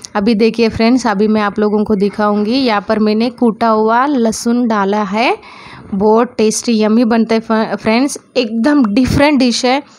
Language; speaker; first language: Hindi; non-native, local second language; Marathi